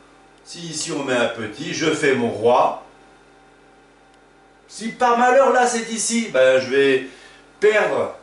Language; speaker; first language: French; native; French